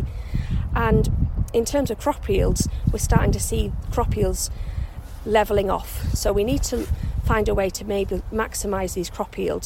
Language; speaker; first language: English; native; English